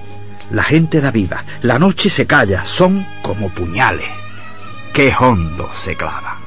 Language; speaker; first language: Spanish; native; Spanish